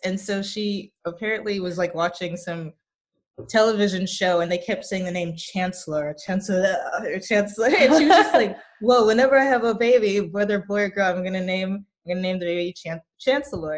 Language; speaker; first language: English; native; English